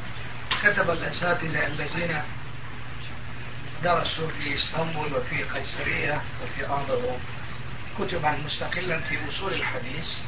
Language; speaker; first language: Arabic; non-native, fluent; Turkish